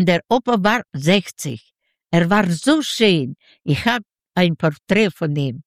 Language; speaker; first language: German; non-native, learner; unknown